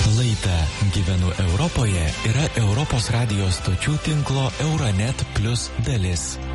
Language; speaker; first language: Lithuanian; native; Lithuanian